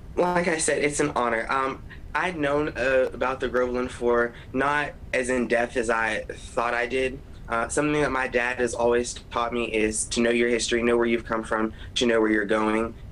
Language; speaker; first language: English; native; English